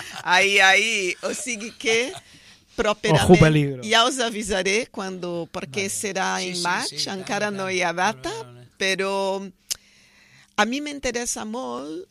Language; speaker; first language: Catalan; non-native, fluent; Portuguese